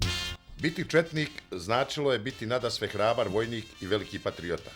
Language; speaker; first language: Bosnian; native; Bosnian